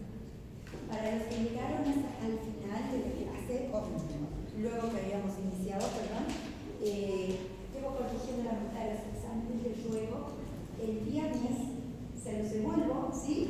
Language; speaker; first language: Spanish; native; Spanish